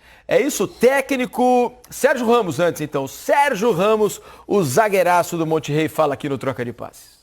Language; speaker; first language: Portuguese; native; Portuguese